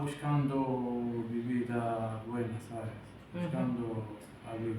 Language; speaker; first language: Spanish; non-native, learner; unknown